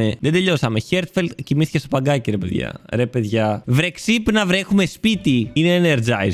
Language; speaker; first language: Greek; native; Greek